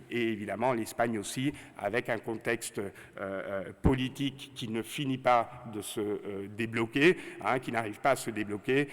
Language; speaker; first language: French; native; French